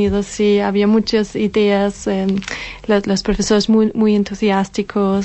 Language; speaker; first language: Spanish; non-native, learner; Danish